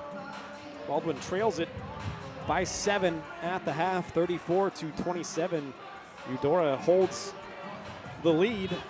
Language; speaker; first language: English; native; English